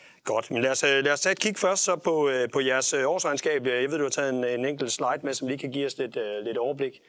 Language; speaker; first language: Danish; native; Danish